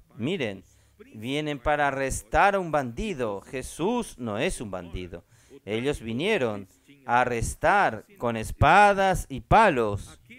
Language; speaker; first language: Spanish; non-native, fluent; Portuguese